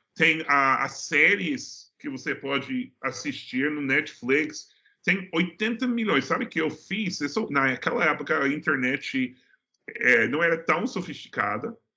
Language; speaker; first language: Portuguese; non-native, fluent; English